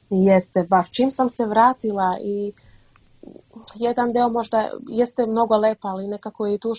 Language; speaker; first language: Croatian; early bilingual, heritage; Dutch